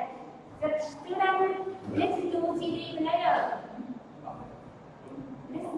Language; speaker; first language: English; non-native, learner; Vietnamese